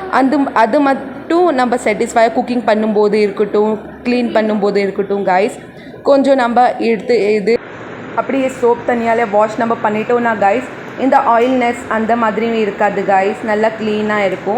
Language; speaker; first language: Tamil; non-native, local second language; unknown